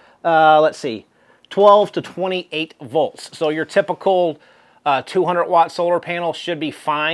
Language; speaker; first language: English; native; English